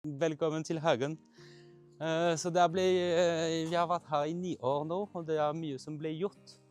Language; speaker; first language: Norwegian; non-native, fluent; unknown